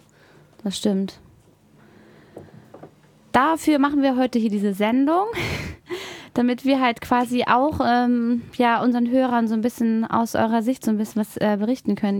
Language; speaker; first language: German; native; German